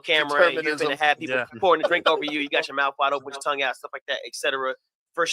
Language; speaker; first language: English; native; English